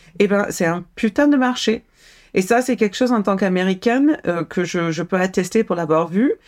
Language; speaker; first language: French; non-native, fluent; English